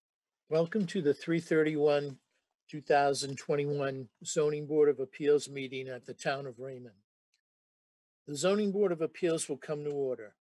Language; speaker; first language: English; native; English